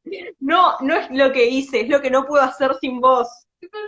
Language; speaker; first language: Spanish; native; Spanish